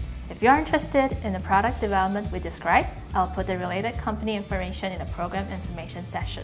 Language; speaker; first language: English; non-native, fluent; Chinese